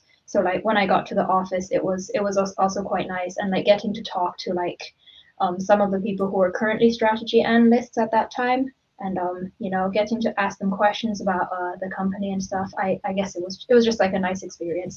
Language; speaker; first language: English; non-native, local second language; Cantonese